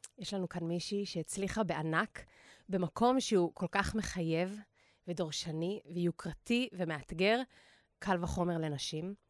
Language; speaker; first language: Hebrew; native; Hebrew